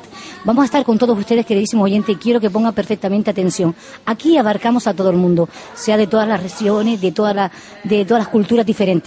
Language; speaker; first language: Spanish; native; Spanish